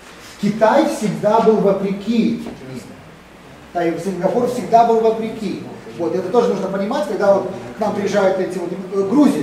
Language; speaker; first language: Russian; native; Russian